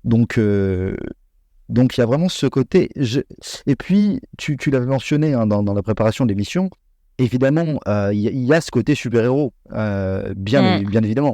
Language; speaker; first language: French; native; French